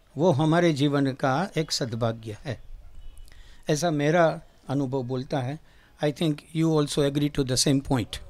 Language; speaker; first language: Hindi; non-native, local second language; Gujarati